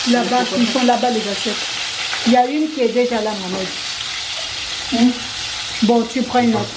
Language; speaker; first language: French; native; French